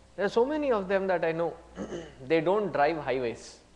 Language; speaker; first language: English; non-native, local second language; Hindi